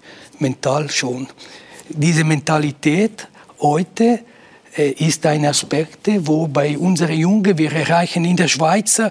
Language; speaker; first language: German; non-native, local second language; Italian